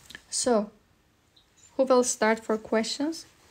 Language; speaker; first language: English; non-native, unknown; Azerbaijani